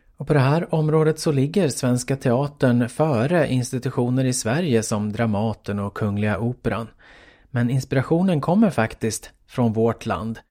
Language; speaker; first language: Swedish; native; Swedish